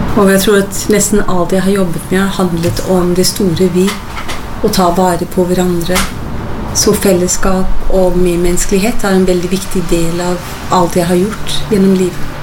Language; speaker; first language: Norwegian; non-native, fluent; English